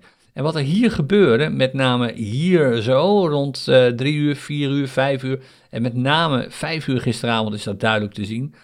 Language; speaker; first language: Dutch; native; Dutch